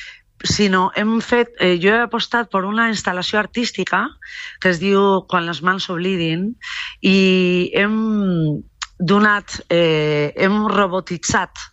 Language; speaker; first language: Catalan; non-native, local second language; Spanish